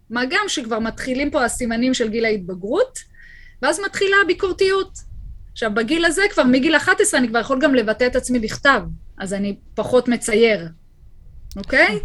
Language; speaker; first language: Hebrew; native; Hebrew